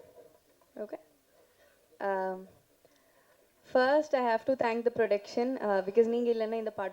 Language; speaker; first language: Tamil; non-native, fluent; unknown